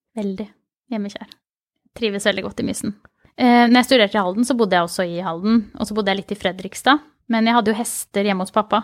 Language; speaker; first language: Norwegian; native; Norwegian